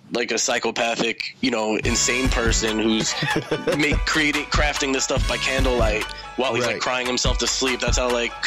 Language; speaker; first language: English; native; English